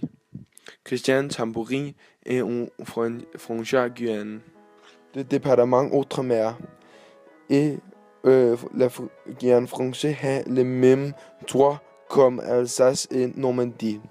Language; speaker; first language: French; non-native, learner; Danish